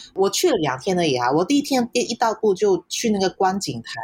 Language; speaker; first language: Chinese; non-native, fluent; Cantonese